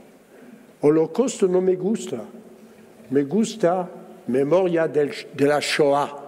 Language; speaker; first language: Spanish; early bilingual, heritage; Spanish